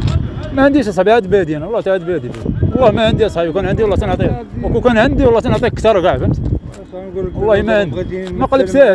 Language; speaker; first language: Arabic; native; Arabic